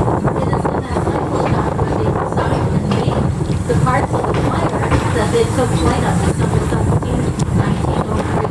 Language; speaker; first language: English; native; English